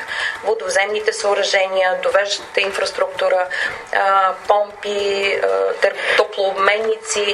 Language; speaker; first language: Bulgarian; native; Bulgarian